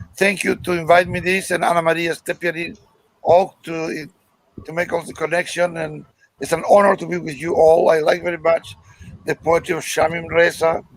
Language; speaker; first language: English; non-native, learner; Spanish